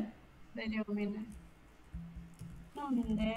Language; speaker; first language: Japanese; non-native, learner; English